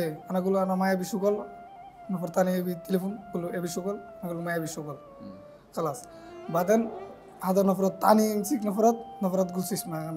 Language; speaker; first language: Arabic; non-native, learner; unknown